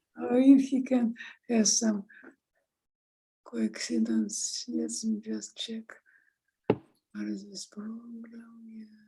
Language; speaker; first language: English; non-native, fluent; Russian